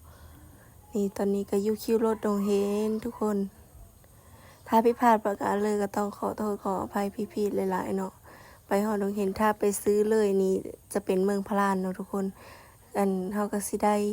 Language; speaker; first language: Thai; non-native, local second language; Northeastern Thai